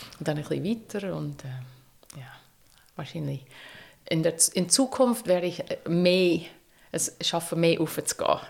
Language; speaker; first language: German; non-native, fluent; English